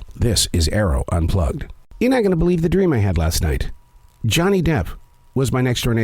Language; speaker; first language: English; native; English